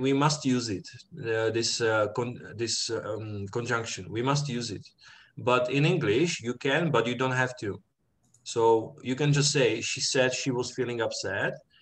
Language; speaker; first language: English; non-native, fluent; Czech